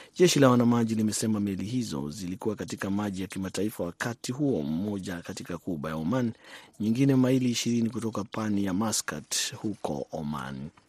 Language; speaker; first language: Swahili; non-native, local second language; Kikuyu